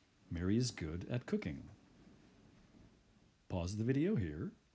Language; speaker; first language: English; native; English